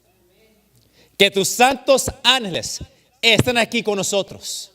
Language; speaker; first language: Spanish; early bilingual, heritage; English